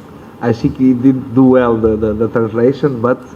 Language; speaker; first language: English; non-native, learner; Portuguese